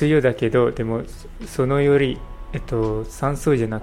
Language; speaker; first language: Japanese; non-native, learner; English